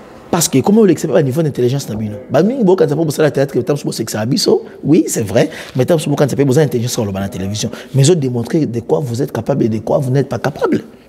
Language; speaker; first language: French; non-native, local second language; Lingala